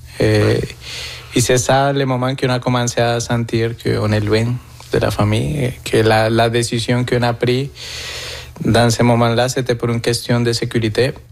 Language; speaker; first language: French; non-native, fluent; Spanish